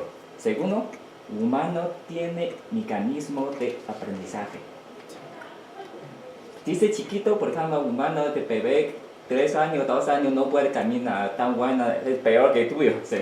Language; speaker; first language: Spanish; non-native, learner; Chinese